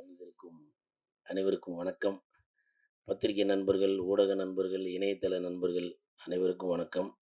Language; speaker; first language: Tamil; native; Tamil